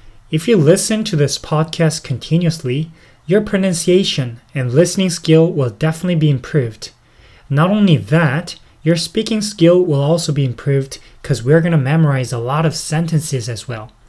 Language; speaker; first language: English; non-native, fluent; Korean